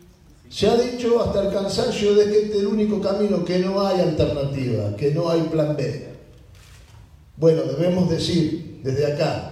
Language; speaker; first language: Spanish; native; Spanish